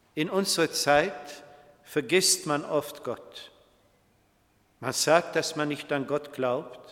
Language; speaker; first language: German; non-native, fluent; Swedish